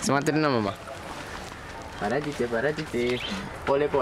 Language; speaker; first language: Russian; non-native, learner; Swahili